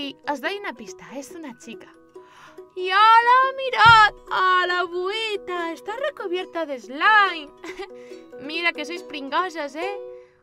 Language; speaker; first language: Spanish; native; Spanish